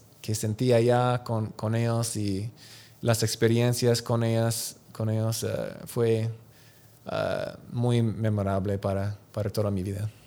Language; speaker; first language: Spanish; non-native, learner; English